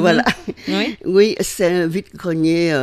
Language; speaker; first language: French; non-native, fluent; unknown